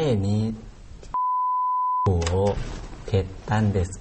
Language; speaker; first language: Japanese; non-native, learner; Thai